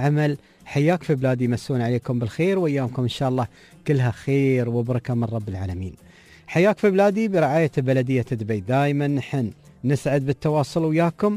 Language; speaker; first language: Arabic; native; Arabic